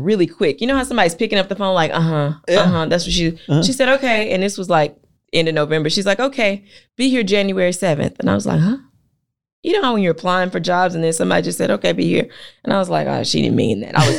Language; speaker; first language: English; native; English